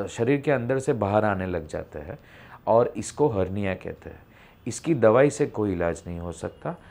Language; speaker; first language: Hindi; non-native, local second language; Gujarati